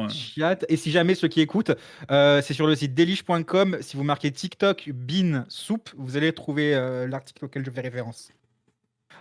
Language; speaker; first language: French; native; French